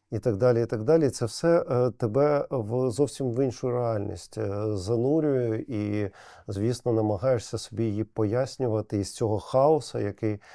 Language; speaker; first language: Ukrainian; non-native, local second language; Russian